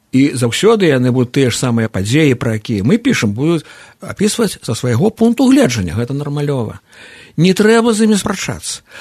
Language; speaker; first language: Belarusian; native; Belarusian